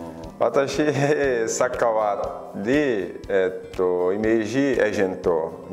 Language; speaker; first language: Japanese; non-native, learner; Portuguese